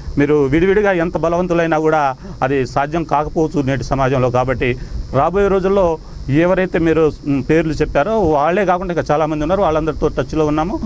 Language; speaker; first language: Telugu; non-native, local second language; Lambadi